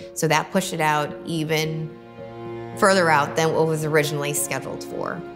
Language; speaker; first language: English; native; English